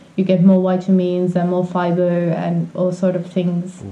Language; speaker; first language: English; non-native, fluent; Finnish